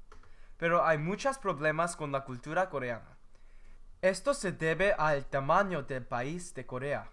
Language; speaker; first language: Spanish; non-native, learner; English